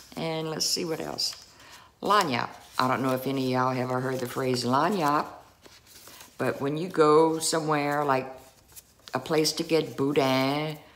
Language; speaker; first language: English; native; English